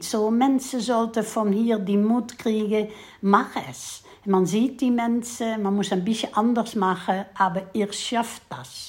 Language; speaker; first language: German; non-native, fluent; Dutch